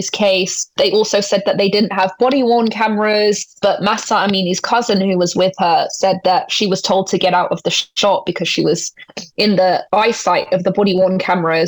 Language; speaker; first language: English; native; English